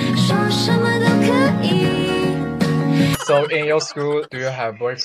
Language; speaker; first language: English; non-native, learner; Chinese